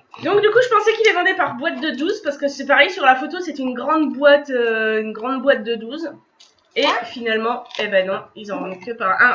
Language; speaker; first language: French; native; French